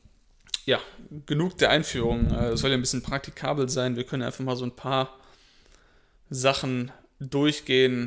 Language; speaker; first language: German; native; German